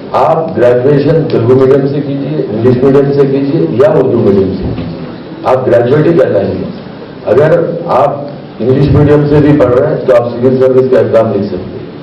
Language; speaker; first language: Urdu; native; Urdu